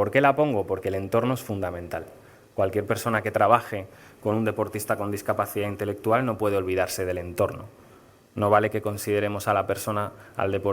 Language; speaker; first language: Spanish; native; Spanish